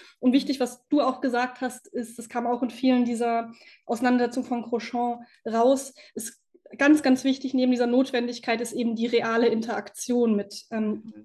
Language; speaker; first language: German; native; German